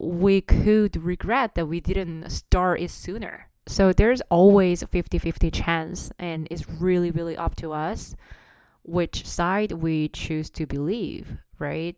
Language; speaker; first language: English; non-native, fluent; Korean